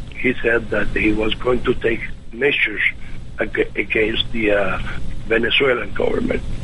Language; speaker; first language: English; non-native, fluent; Spanish